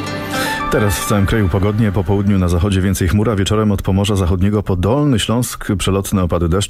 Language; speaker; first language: Polish; native; Polish